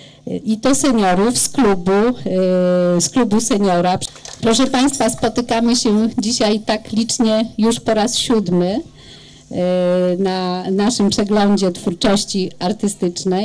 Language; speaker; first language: Polish; native; Polish